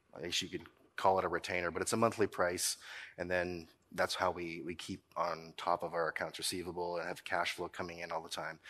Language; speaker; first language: English; native; English